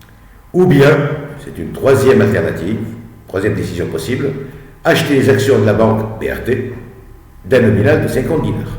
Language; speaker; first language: French; non-native, local second language; Arabic